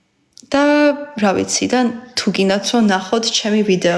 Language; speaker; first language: Georgian; early bilingual, heritage; Georgian